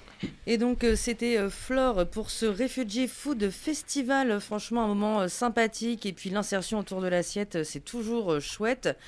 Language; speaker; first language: French; native; French